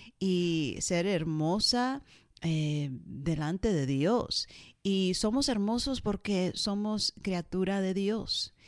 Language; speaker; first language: Spanish; early bilingual, heritage; Spanish